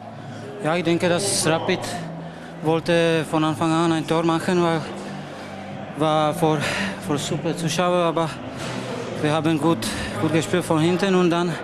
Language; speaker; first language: German; non-native, learner; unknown